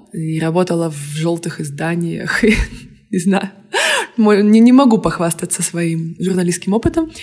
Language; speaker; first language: Russian; native; Russian